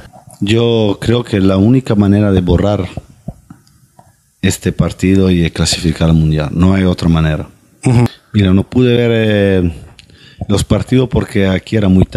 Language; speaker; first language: Spanish; non-native, fluent; Italian